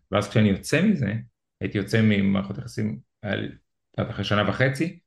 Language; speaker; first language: Hebrew; early bilingual, other home language; Russian